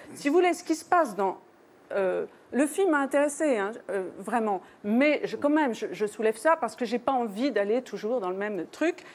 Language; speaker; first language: French; native; French